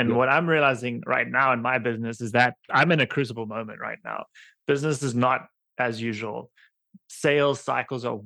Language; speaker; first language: English; native; English